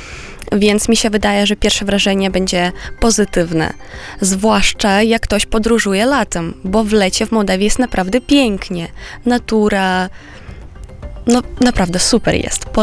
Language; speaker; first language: Polish; non-native, fluent; Romanian